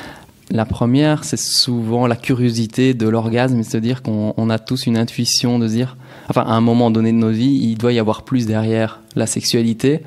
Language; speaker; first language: French; native; French